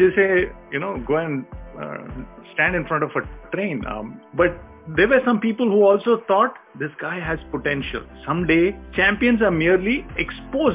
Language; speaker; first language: English; non-native, local second language; Telugu